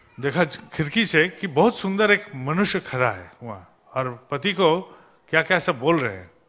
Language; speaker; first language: Hindi; non-native, local second language; Bangla